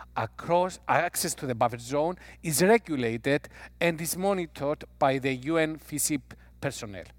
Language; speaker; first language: English; non-native, fluent; Greek